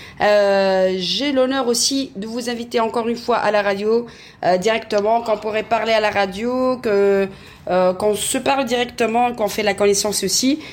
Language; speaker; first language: French; non-native, local second language; Arabic